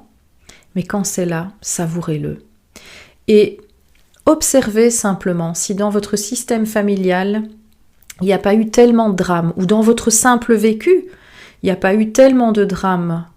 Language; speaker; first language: French; native; French